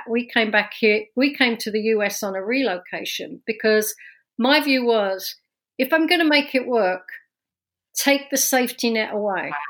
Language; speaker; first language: English; native; English